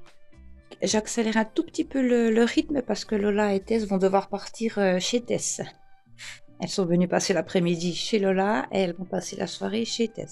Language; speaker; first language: French; native; French